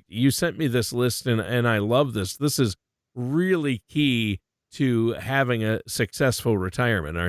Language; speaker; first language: English; native; English